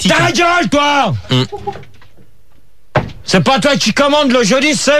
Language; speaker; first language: French; native; French